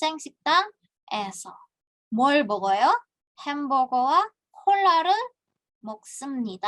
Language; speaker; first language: Korean; non-native, fluent; Indonesian